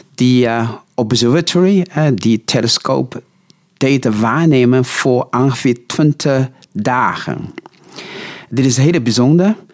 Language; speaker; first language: Dutch; non-native, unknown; Chinese